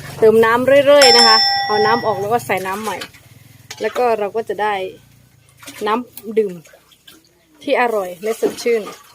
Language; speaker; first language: Thai; non-native, local second language; Karen languages